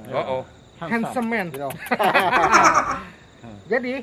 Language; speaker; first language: English; non-native, learner; Indonesian